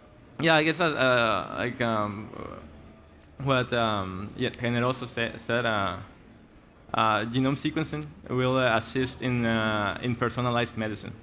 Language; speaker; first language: English; non-native, fluent; Spanish